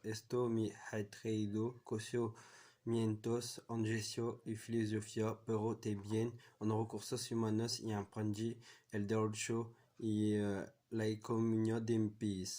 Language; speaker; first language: Spanish; non-native, learner; French